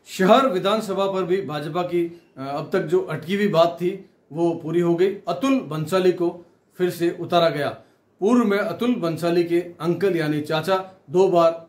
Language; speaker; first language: Hindi; native; Hindi